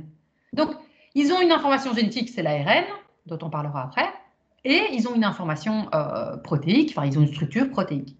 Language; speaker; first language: French; native; French